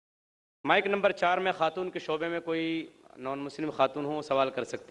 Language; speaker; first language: Hindi; native; Hindi